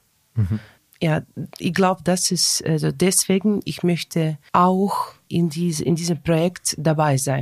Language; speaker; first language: German; non-native, learner; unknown